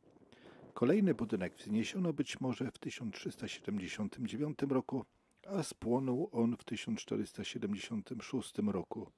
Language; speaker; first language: Polish; native; Polish